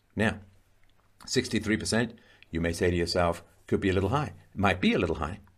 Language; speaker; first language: English; native; English